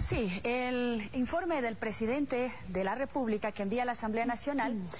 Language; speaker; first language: Spanish; native; Spanish